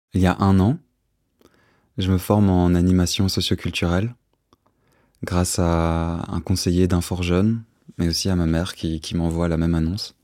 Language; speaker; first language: French; native; French